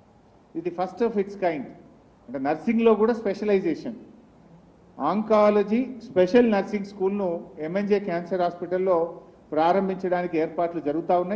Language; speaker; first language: Telugu; native; Telugu